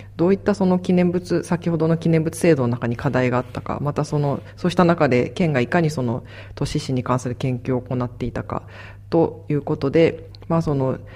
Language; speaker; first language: Japanese; native; Japanese